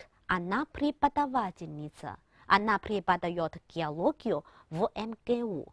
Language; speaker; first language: Russian; non-native, fluent; Chinese